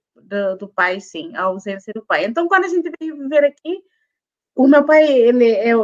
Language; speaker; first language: Portuguese; non-native, local second language; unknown